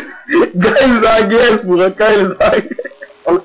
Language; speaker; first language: German; native; German